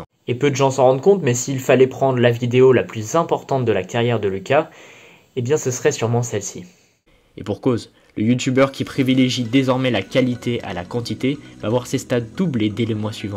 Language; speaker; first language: French; native; French